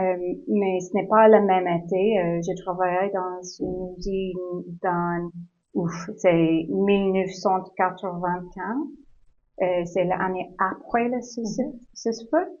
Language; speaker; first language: French; non-native, learner; English